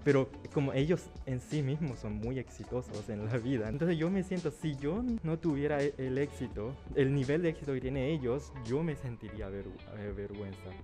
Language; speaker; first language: Spanish; early bilingual, other home language; Chinese